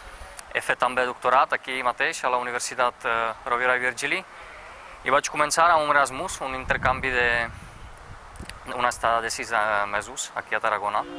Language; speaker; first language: Catalan; non-native, fluent; Czech